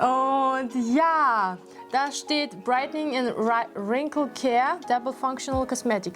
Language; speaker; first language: German; non-native, fluent; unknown